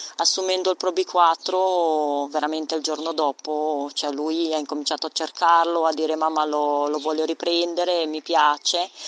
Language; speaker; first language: Italian; non-native, fluent; Romanian